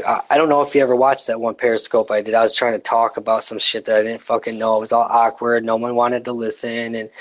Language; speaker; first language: English; native; English